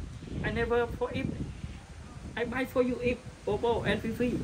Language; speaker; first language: English; non-native, learner; Khmer